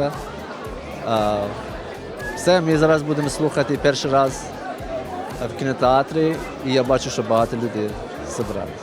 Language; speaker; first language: Ukrainian; non-native, learner; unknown